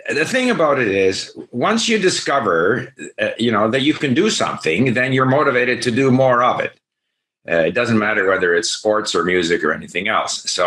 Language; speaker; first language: English; native; English